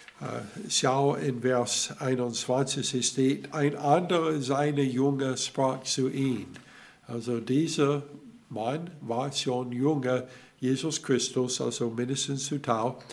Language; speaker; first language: German; non-native, learner; English